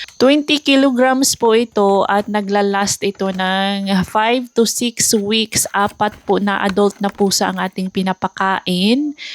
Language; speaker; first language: Filipino; non-native, local second language; Cebuano